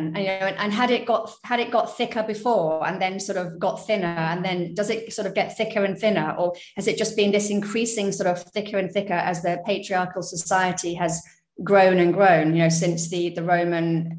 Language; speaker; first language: English; native; English